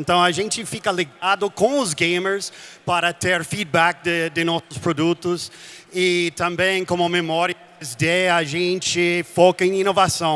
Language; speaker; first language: Portuguese; non-native, fluent; English